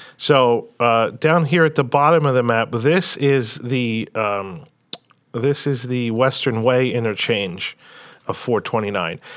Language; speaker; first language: English; native; English